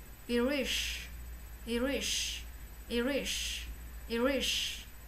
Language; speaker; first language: English; non-native, learner; Vietnamese